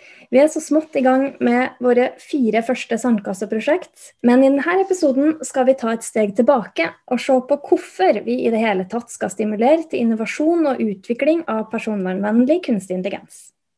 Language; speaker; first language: Norwegian; native; Norwegian